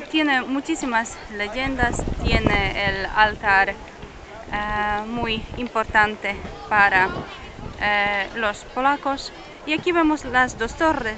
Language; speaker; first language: Spanish; non-native, fluent; Polish